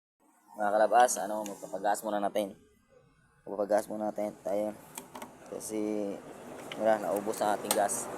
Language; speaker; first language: Filipino; non-native, local second language; Cebuano